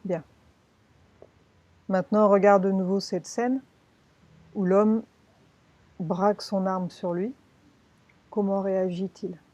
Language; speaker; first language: French; native; French